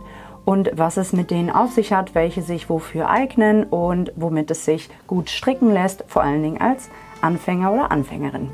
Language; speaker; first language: German; native; German